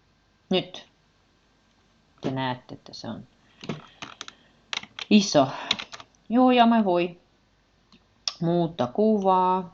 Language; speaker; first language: Finnish; non-native, learner; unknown